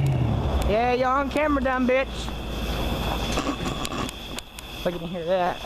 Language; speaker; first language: English; native; English